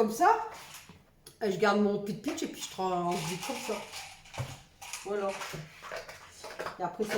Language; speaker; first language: French; native; French